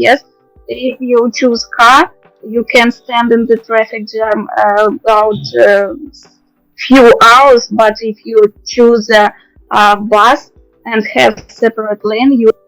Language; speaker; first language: English; non-native, learner; Russian